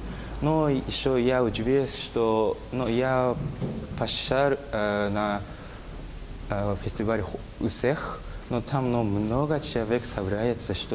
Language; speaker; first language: Russian; non-native, learner; Japanese